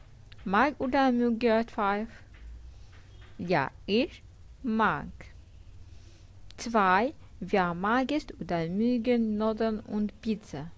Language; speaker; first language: German; non-native, fluent; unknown